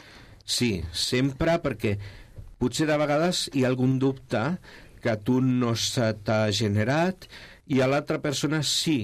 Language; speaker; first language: Catalan; non-native, local second language; Spanish